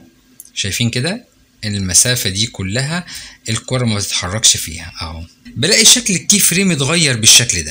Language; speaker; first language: Arabic; native; Arabic